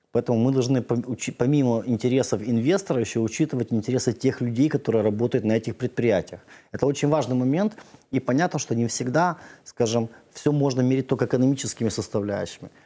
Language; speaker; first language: Russian; native; Russian